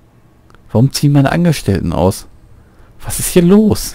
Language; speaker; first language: German; native; German